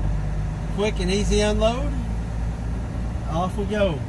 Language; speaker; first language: English; native; English